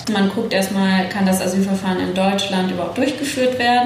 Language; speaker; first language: German; native; German